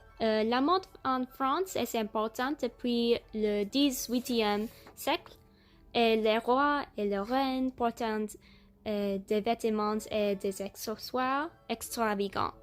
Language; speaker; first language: French; non-native, learner; English